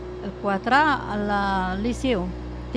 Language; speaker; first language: Spanish; non-native, learner; Arabic